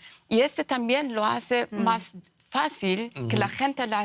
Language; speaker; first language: Spanish; non-native, fluent; Persian